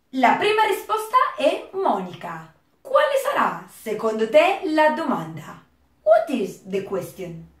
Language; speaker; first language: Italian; native; Italian